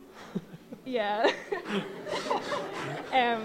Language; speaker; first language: English; native; English